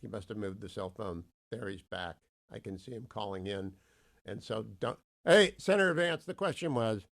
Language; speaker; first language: English; native; English